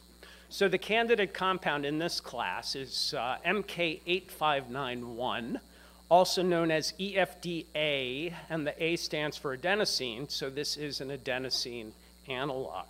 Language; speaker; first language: English; native; English